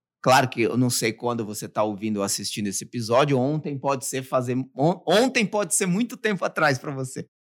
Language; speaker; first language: Portuguese; native; Portuguese